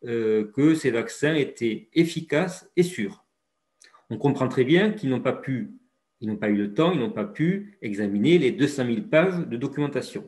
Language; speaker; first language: French; native; French